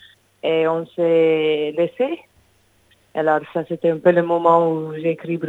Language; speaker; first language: French; non-native, fluent; English